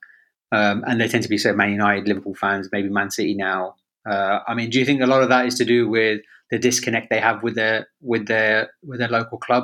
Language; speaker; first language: English; native; English